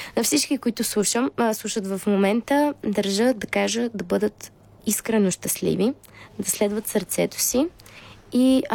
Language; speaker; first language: Bulgarian; early bilingual, heritage; Bulgarian